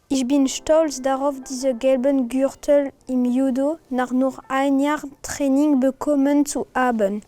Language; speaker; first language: German; non-native, learner; French